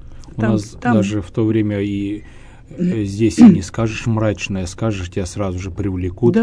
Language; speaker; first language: Russian; native; Russian